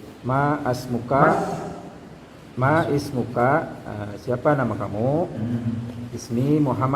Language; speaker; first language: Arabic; non-native, learner; Indonesian